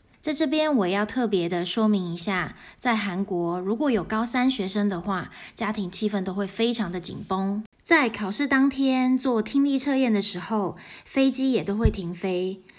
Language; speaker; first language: Chinese; native; Chinese